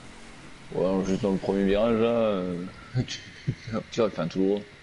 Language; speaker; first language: French; native; French